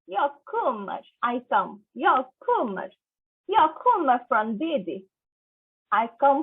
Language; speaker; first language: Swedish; non-native, learner; Bangla